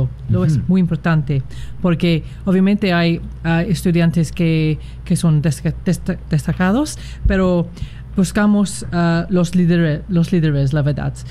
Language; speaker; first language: Spanish; non-native, learner; English